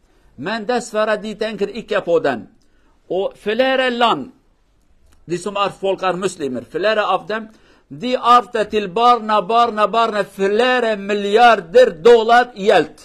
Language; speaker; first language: Norwegian; non-native, learner; Kurdish